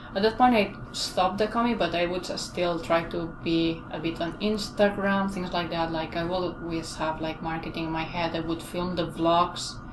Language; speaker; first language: English; non-native, fluent; Spanish